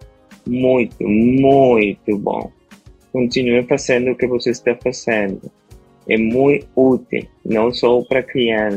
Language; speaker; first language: Portuguese; non-native, learner; Spanish